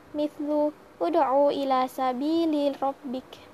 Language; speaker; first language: Arabic; non-native, learner; Indonesian